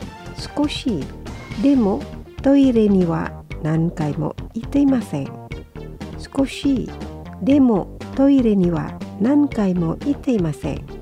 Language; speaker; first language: Japanese; non-native, fluent; Indonesian